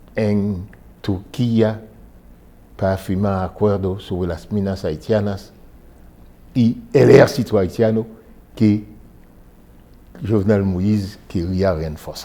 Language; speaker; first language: Spanish; non-native, fluent; Haitian Creole